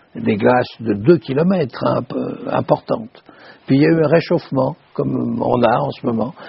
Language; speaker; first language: French; native; French